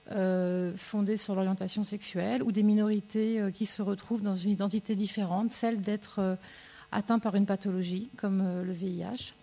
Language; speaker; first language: French; native; French